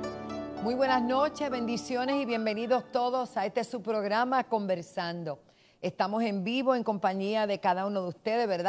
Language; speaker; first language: Spanish; native; Spanish